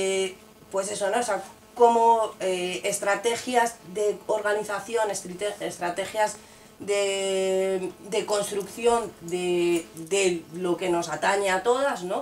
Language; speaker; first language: Spanish; native; Spanish